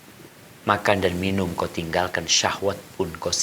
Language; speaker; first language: Malay; native; Malay